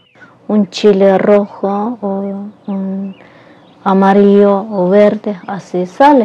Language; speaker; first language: Spanish; non-native, local second language; Tzotzil